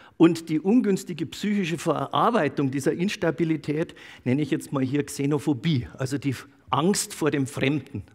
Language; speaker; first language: German; native; German